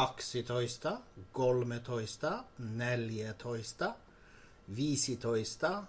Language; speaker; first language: Finnish; non-native, learner; Norwegian